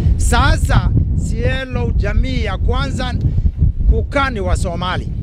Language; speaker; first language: Swahili; non-native, local second language; Somali